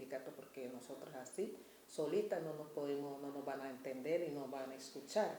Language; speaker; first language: Spanish; native; Spanish